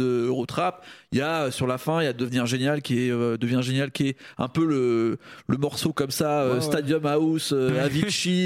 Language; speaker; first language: French; native; French